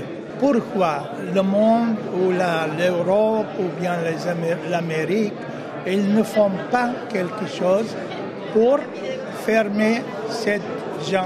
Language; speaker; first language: French; non-native, fluent; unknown